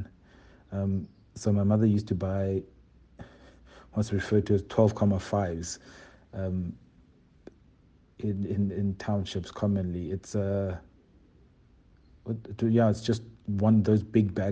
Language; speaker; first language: English; non-native, local second language; Xhosa